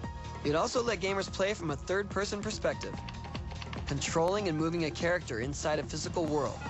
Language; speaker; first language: English; native; English